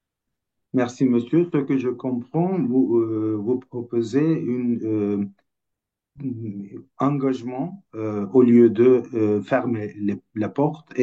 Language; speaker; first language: French; non-native, fluent; Turkish